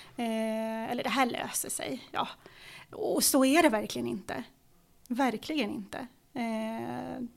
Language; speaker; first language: Swedish; early bilingual, other home language; Arabic